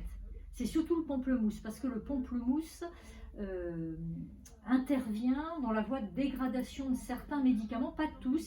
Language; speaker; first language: French; native; French